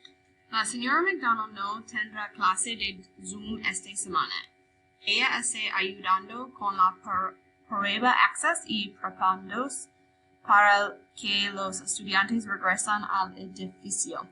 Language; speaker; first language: Spanish; non-native, fluent; English